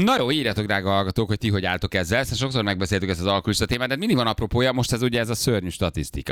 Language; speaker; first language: Hungarian; native; Hungarian